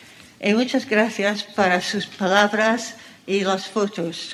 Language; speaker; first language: Spanish; non-native, fluent; English